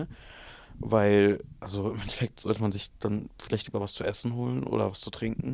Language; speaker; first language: German; early bilingual, other home language; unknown